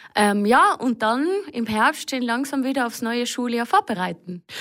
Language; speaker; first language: German; native; German